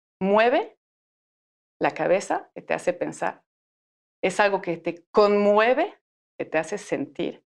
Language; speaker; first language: Spanish; non-native, fluent; French